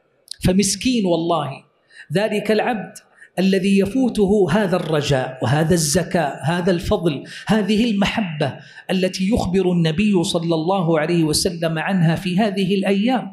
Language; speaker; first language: Arabic; native; Arabic